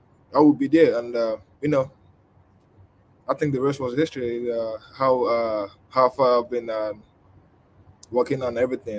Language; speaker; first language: English; non-native, local second language; Igbo